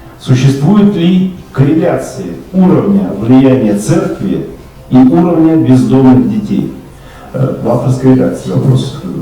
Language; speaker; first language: Russian; native; Russian